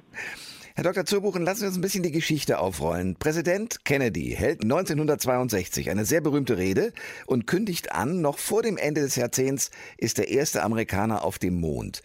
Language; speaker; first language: German; native; German